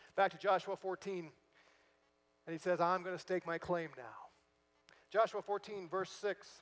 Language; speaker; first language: English; native; English